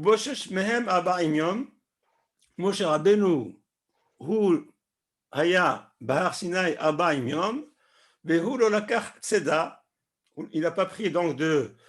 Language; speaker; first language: Hebrew; non-native, fluent; French